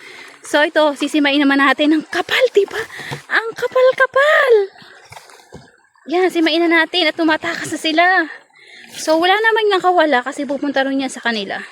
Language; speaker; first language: Filipino; native; Filipino